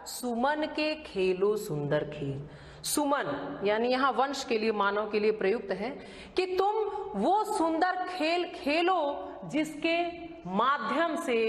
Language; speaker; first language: Hindi; native; Hindi